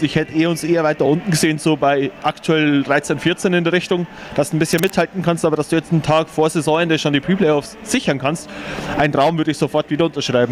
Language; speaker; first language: German; native; German